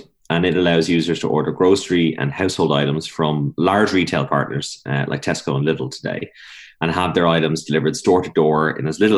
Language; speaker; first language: English; native; English